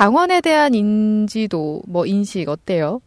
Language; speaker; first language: Korean; native; Korean